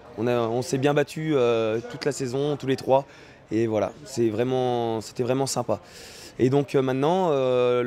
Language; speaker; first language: French; native; French